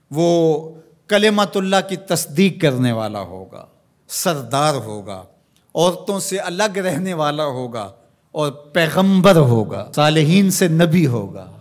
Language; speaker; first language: Urdu; non-native, local second language; Punjabi